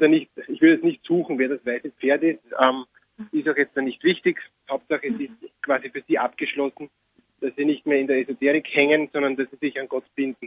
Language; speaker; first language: German; native; German